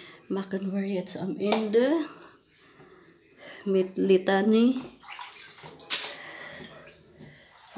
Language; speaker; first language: German; non-native, learner; Filipino